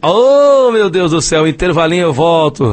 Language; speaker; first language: Portuguese; native; Portuguese